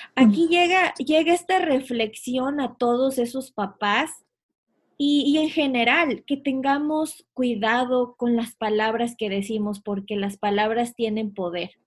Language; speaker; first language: Spanish; native; Spanish